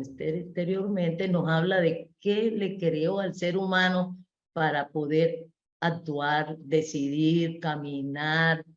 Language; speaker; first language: Spanish; native; Spanish